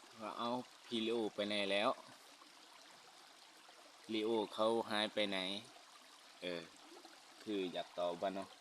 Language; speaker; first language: Thai; non-native, local second language; Lao